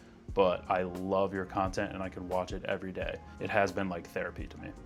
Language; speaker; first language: English; native; English